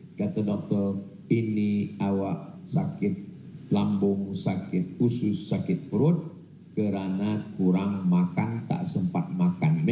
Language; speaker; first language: Malay; non-native, local second language; Minangkabau